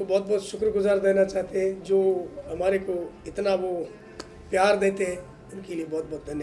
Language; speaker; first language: Hindi; non-native, local second language; Rajasthani